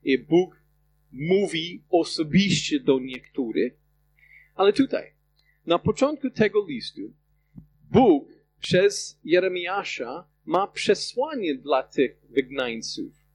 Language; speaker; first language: Polish; non-native, fluent; English